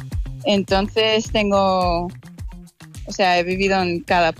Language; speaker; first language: Spanish; non-native, fluent; English